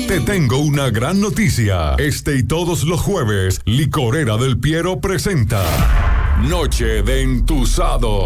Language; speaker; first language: Spanish; native; Spanish